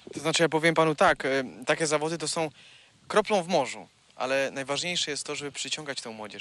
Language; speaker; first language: Polish; native; Polish